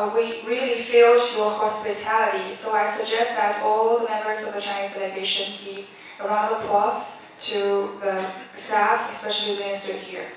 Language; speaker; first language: English; non-native, fluent; Chinese